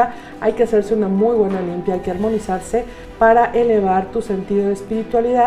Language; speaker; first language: Spanish; native; Spanish